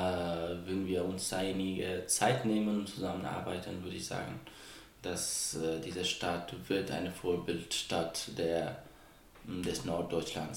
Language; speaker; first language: German; non-native, fluent; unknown